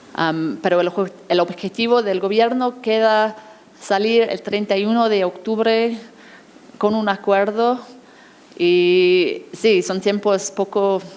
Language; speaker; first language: Spanish; non-native, fluent; English